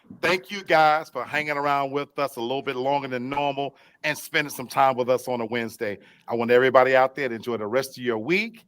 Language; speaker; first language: English; native; English